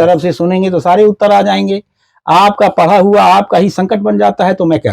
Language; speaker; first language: Hindi; native; Hindi